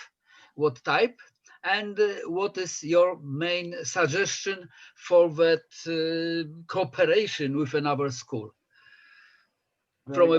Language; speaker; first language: English; non-native, fluent; Polish